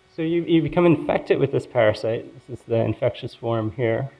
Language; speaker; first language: English; native; English